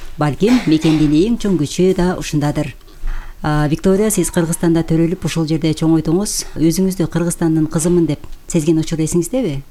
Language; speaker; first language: Kyrgyz; native; Kyrgyz